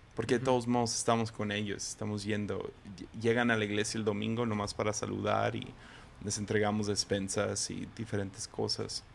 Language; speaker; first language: Spanish; native; Spanish